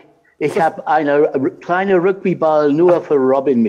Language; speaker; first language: German; non-native, fluent; English